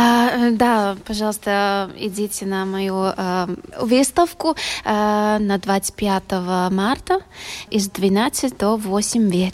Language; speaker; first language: Russian; non-native, local second language; Latvian